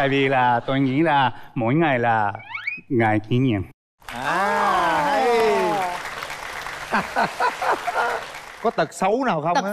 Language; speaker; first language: Vietnamese; non-native, learner; Japanese